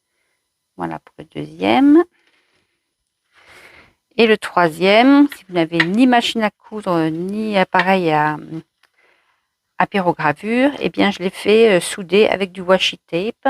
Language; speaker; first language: French; native; French